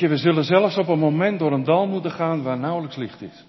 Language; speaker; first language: Dutch; native; Dutch